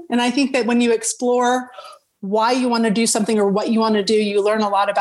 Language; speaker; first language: English; native; English